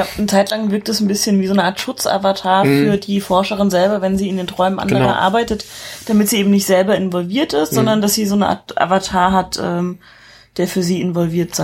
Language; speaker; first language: German; native; German